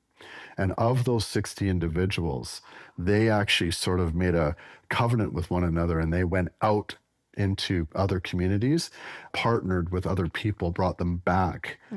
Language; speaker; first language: English; native; English